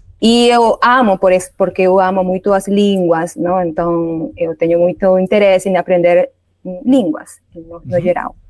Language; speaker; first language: Portuguese; non-native, learner; Spanish